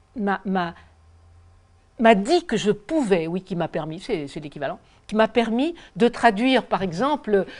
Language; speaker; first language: French; native; French